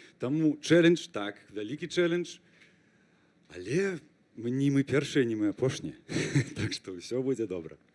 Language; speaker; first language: Belarusian; non-native, local second language; Russian